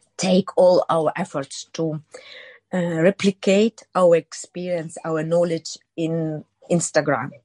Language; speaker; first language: English; non-native, learner; Ukrainian